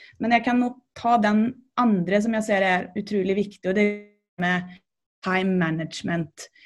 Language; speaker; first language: Norwegian; native; Norwegian